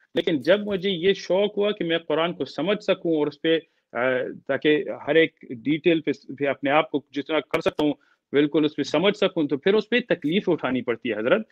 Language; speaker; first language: Urdu; early bilingual, heritage; Urdu